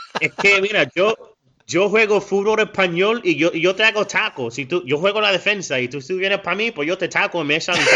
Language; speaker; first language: Spanish; early bilingual, heritage; Spanish